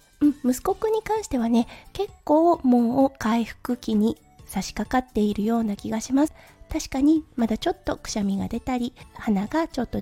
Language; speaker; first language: Japanese; native; Japanese